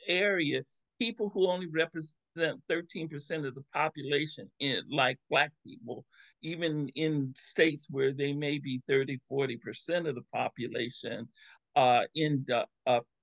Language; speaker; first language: English; native; English